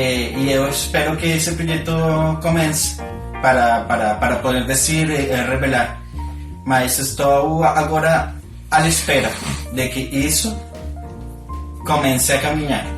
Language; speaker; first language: Portuguese; non-native, learner; Spanish